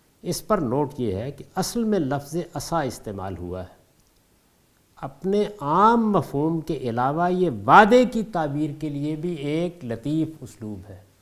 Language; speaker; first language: Urdu; native; Urdu